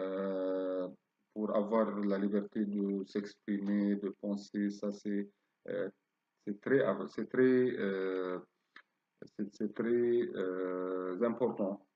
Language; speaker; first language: French; non-native, fluent; Arabic